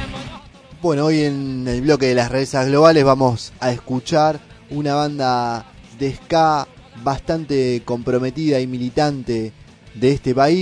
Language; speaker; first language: Spanish; native; Spanish